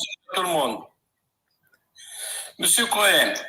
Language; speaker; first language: French; non-native, learner; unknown